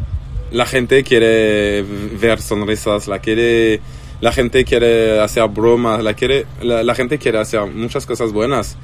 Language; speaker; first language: Spanish; non-native, learner; French